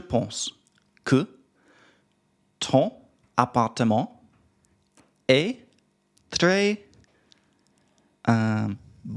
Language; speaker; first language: French; non-native, learner; English